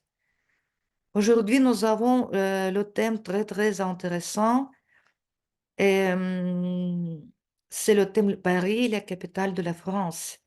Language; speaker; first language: French; non-native, fluent; Russian